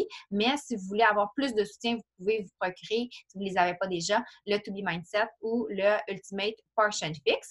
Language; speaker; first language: French; native; French